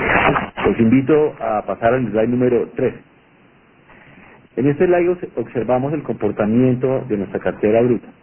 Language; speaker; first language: Spanish; native; Spanish